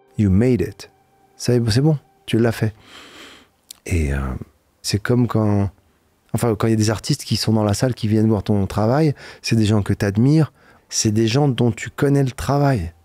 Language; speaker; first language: French; native; French